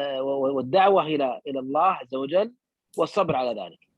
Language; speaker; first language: Arabic; native; Arabic